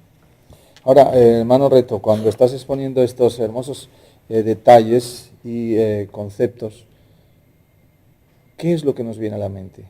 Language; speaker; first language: Spanish; native; Spanish